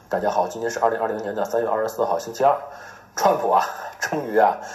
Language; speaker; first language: Chinese; native; Chinese